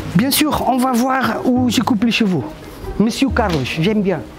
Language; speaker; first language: French; non-native, fluent; Portuguese